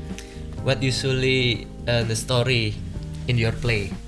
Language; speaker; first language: English; non-native, learner; Indonesian